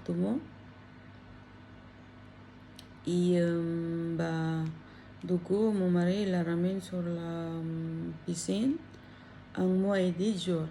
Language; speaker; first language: French; non-native, learner; Filipino